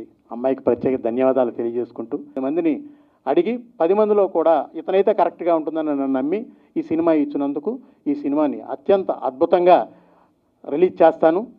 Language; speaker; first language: Telugu; native; Telugu